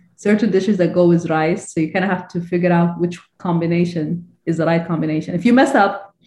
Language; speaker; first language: English; non-native, fluent; Arabic